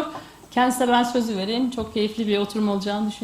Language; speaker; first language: Turkish; native; Turkish